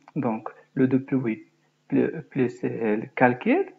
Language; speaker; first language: French; non-native, local second language; Arabic